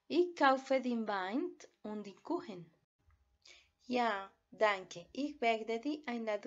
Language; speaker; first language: German; non-native, learner; Spanish